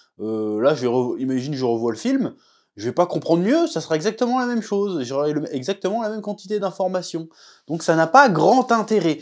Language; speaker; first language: French; native; French